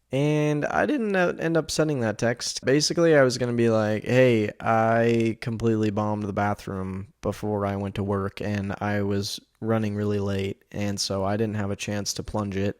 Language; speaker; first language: English; native; English